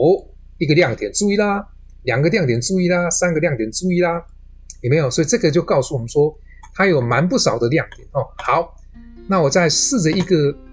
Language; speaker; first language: Chinese; native; Chinese